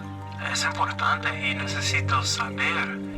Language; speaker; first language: Spanish; non-native, learner; English